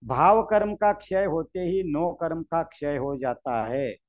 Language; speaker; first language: Hindi; non-native, local second language; Marathi